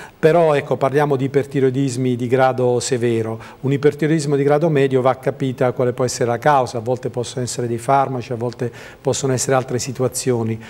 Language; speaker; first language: Italian; native; Italian